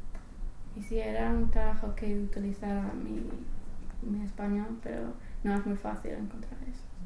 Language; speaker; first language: Spanish; non-native, fluent; English